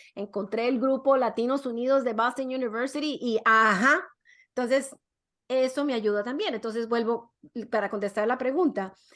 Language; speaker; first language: Spanish; early bilingual, other home language; English